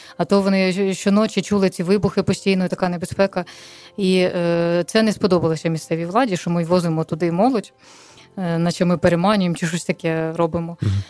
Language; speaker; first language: Ukrainian; non-native, local second language; Russian